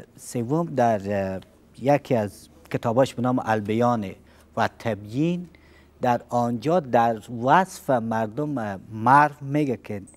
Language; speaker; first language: Persian; native; Persian